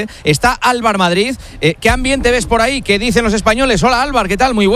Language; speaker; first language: Spanish; native; Spanish